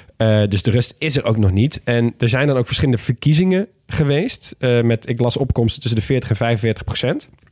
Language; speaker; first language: Dutch; native; Dutch